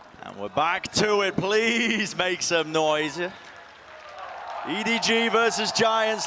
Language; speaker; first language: English; native; English